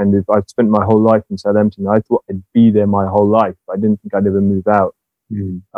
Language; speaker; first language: English; native; English